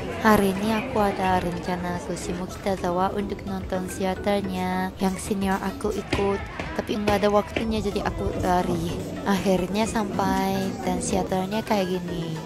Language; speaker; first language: Indonesian; non-native, fluent; Japanese